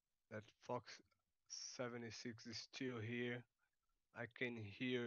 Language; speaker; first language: English; non-native, fluent; Portuguese